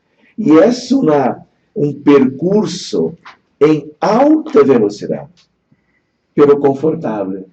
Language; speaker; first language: Spanish; non-native, fluent; Portuguese